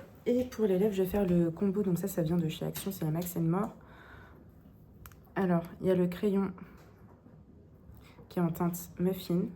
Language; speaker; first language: French; native; French